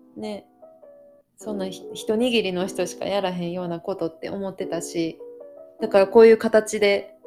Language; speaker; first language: Japanese; native; Japanese